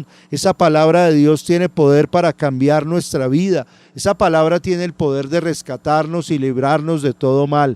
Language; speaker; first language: Spanish; native; Spanish